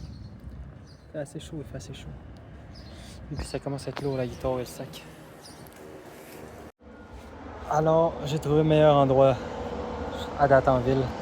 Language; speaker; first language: French; native; French